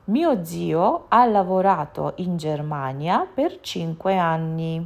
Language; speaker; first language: Italian; non-native, fluent; Georgian